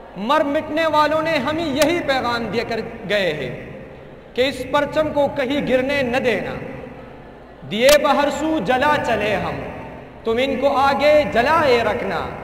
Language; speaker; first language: Urdu; non-native, local second language; Pashto